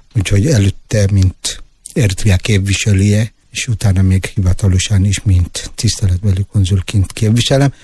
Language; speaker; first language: Hungarian; non-native, fluent; Tigrinya